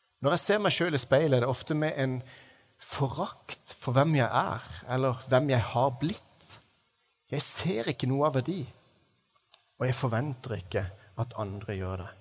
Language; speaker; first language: Norwegian; native; Norwegian